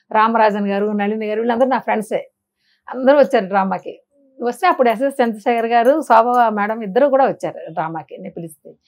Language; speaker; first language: Telugu; native; Telugu